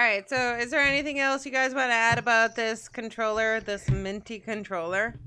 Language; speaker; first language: English; native; English